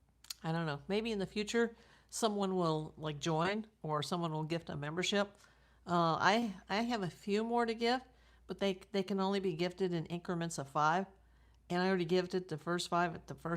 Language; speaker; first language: English; native; English